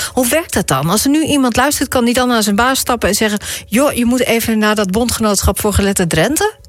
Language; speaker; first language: Dutch; native; Dutch